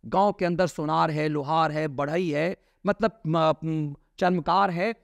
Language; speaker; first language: Hindi; native; Hindi